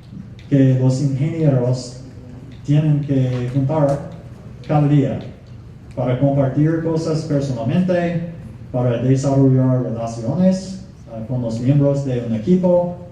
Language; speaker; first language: Spanish; non-native, fluent; English